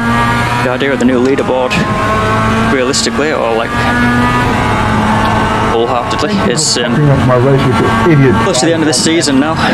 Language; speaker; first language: English; native; English